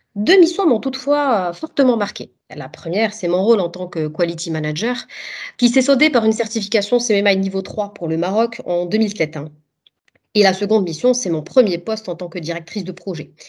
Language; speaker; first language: French; non-native, local second language; Arabic